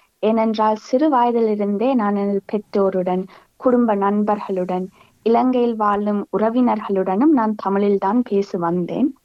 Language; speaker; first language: Tamil; early bilingual, heritage; Tamil